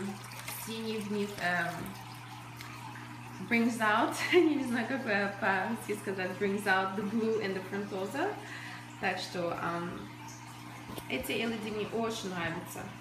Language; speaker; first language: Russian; early bilingual, other home language; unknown